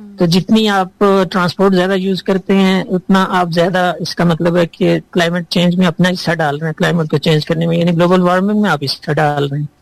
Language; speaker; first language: Urdu; non-native, local second language; Sindhi